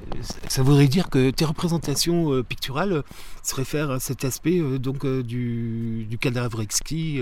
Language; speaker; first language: French; native; French